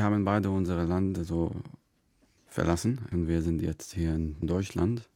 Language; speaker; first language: German; non-native, fluent; Arabic